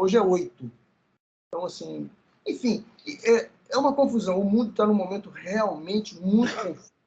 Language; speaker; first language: Portuguese; early bilingual, other home language; Spanish